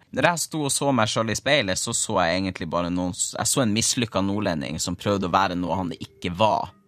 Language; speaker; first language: Norwegian; native; Norwegian